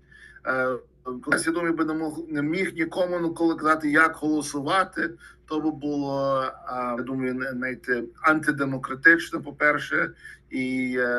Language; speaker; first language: Ukrainian; early bilingual, heritage; Ukrainian